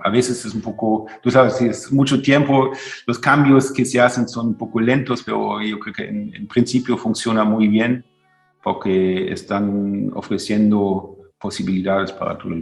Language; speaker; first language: Spanish; non-native, fluent; German